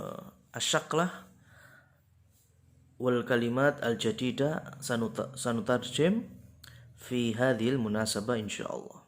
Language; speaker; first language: Arabic; non-native, fluent; Indonesian